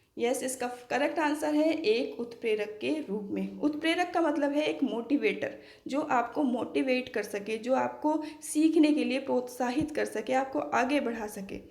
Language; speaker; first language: Hindi; native; Hindi